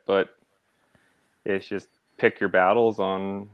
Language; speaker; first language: English; native; English